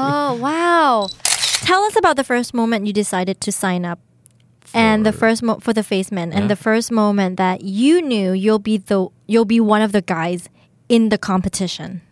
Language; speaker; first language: English; native; English